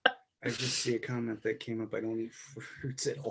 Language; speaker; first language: English; native; English